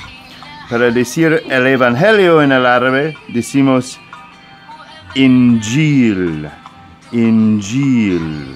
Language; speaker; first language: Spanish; non-native, fluent; English